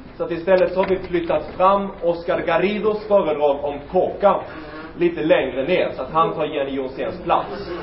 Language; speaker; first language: Swedish; native; Swedish